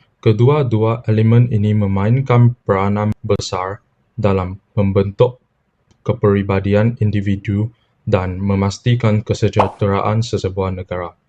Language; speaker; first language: Malay; non-native, local second language; Chinese